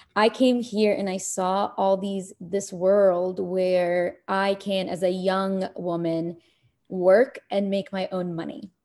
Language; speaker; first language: English; early bilingual, other home language; Arabic